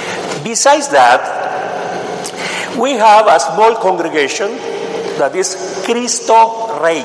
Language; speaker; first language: English; non-native, fluent; Spanish